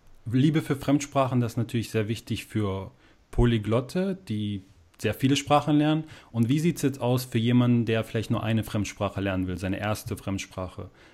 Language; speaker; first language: German; native; German